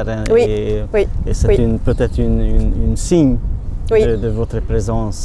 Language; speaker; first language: French; non-native, learner; Hungarian